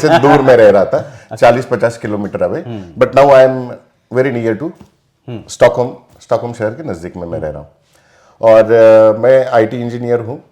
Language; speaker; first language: Hindi; native; Hindi